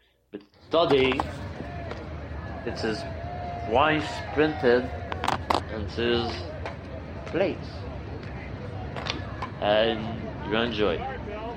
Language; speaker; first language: English; non-native, learner; French